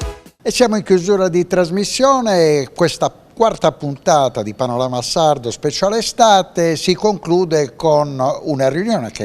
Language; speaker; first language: Italian; native; Italian